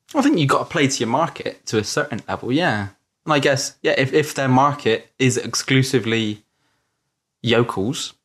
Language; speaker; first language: English; native; English